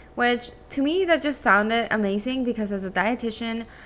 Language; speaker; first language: English; non-native, fluent; Spanish